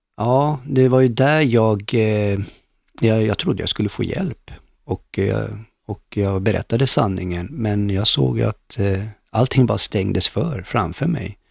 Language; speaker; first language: Swedish; early bilingual, other home language; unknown